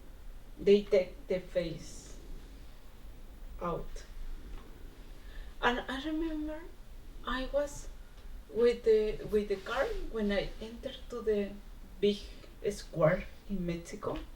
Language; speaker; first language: English; non-native, learner; Spanish